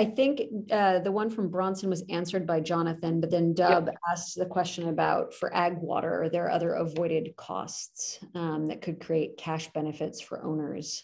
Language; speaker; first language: English; native; English